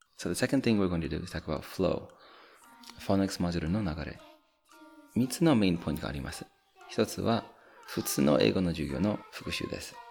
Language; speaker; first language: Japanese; non-native, fluent; English